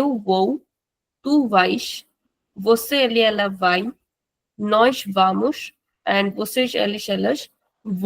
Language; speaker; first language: Portuguese; non-native, fluent; Hindi